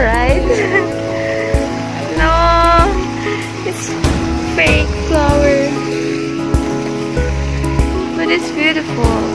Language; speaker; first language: English; non-native, learner; Indonesian